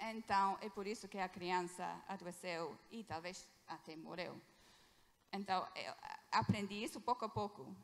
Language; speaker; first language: Portuguese; non-native, fluent; English